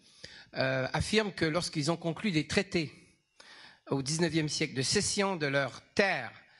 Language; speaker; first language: French; native; French